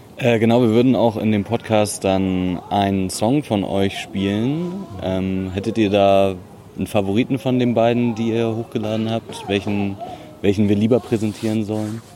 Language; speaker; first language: German; native; German